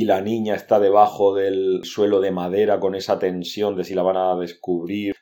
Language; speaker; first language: Spanish; native; Spanish